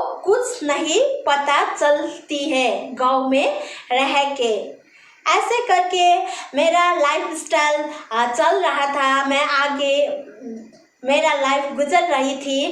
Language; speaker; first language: Hindi; non-native, local second language; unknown